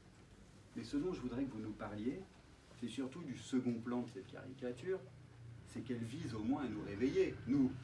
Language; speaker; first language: French; native; French